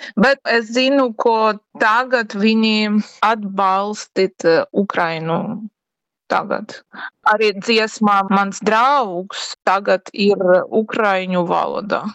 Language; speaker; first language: Latvian; non-native, learner; Ukrainian